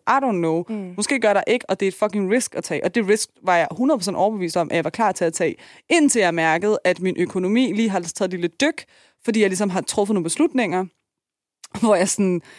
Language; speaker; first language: Danish; native; Danish